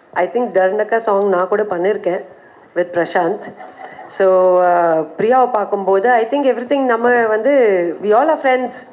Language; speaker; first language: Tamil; non-native, fluent; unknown